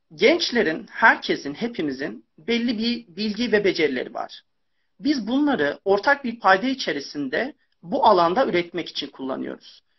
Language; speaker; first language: Turkish; native; Turkish